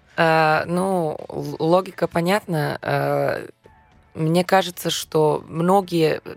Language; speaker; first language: Russian; non-native, fluent; Serbian